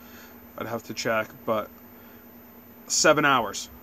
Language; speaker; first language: English; native; English